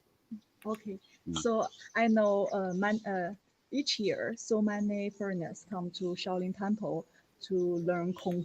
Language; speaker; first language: English; non-native, learner; Chinese